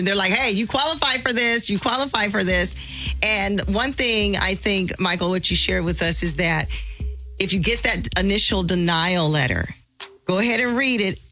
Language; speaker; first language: English; native; English